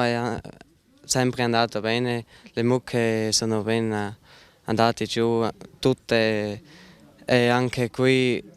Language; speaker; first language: Italian; non-native, local second language; German